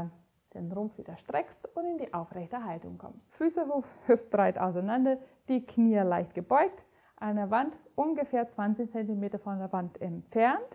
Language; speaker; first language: German; native; German